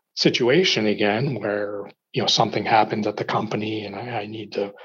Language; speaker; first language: English; native; English